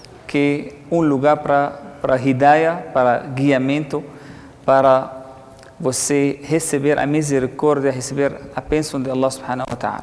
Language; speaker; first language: Portuguese; non-native, fluent; Arabic